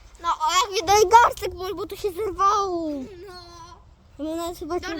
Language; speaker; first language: Polish; native; Polish